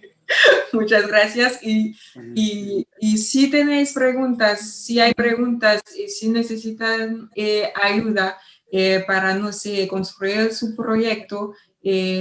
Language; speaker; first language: Spanish; non-native, fluent; French